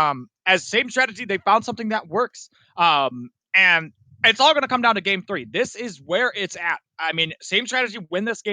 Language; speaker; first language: English; native; English